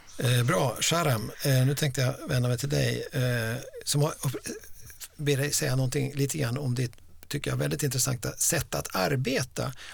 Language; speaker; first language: Swedish; native; Swedish